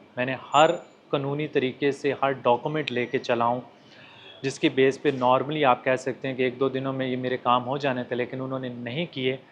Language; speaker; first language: Urdu; non-native, local second language; Punjabi